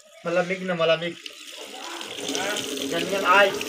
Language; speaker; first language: Filipino; non-native, learner; Punjabi